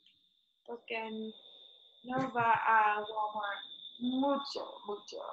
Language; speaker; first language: Spanish; non-native, learner; English